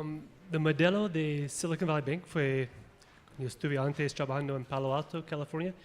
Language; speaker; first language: Spanish; non-native, fluent; English